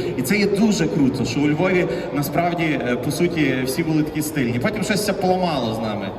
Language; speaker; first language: Ukrainian; native; Ukrainian